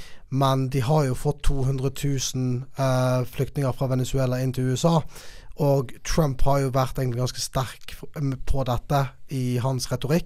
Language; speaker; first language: Norwegian; native; Norwegian